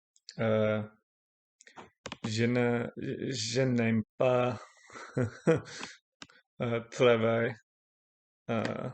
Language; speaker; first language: French; non-native, learner; English